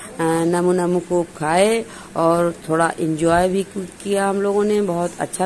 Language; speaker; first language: Hindi; native; Hindi